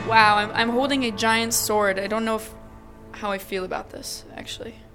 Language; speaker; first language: English; early bilingual, other home language; Russian